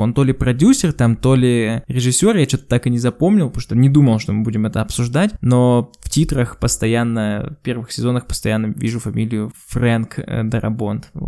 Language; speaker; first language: Russian; native; Russian